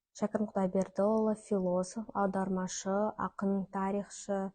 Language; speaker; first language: Kazakh; non-native, local second language; Russian